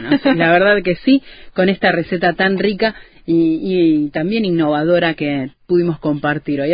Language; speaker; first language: Spanish; native; Spanish